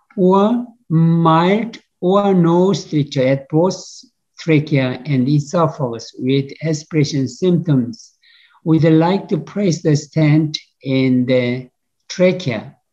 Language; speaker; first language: English; non-native, fluent; Korean